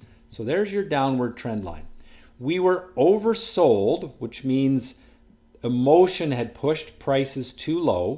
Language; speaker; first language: English; native; English